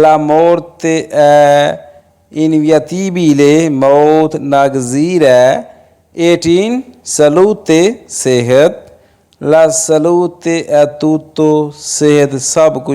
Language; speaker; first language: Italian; non-native, fluent; Urdu